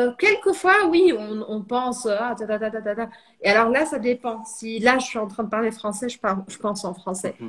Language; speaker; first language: French; early bilingual, heritage; French